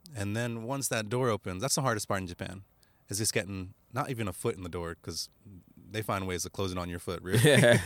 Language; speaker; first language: English; native; English